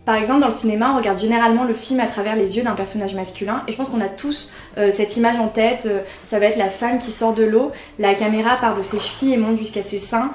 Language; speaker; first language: French; native; French